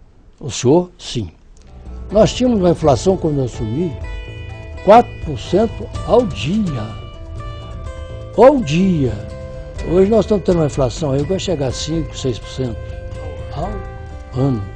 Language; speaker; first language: Portuguese; native; Portuguese